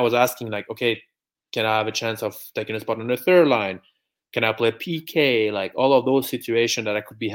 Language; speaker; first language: English; non-native, fluent; French